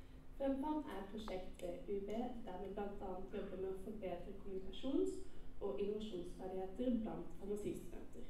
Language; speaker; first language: Norwegian; native; Norwegian